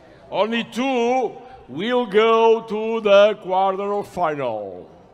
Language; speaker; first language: English; non-native, learner; Portuguese